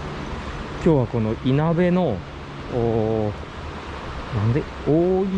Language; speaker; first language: Japanese; native; Japanese